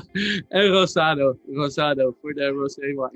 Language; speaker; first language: English; non-native, fluent; Dutch